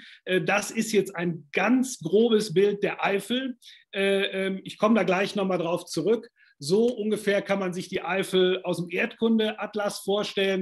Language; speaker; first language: German; native; German